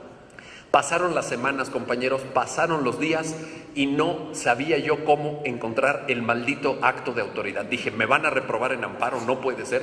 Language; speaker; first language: Spanish; native; Spanish